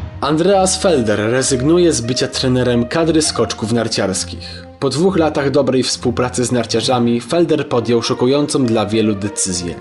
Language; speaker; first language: Polish; native; Polish